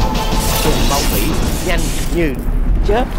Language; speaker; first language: Vietnamese; native; Vietnamese